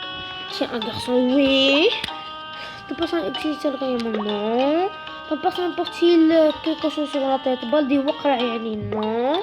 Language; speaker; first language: French; non-native, local second language; Arabic